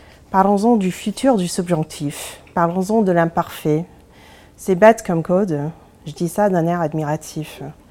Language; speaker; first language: French; non-native, fluent; English